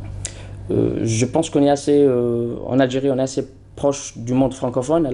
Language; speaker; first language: French; non-native, local second language; Arabic